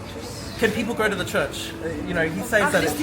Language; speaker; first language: English; native; English